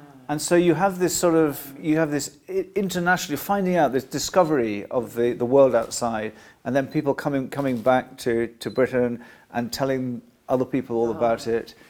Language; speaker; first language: English; native; English